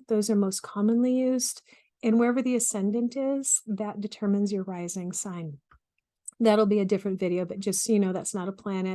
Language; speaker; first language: English; native; English